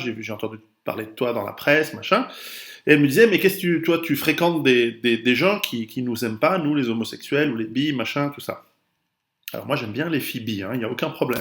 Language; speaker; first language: French; native; French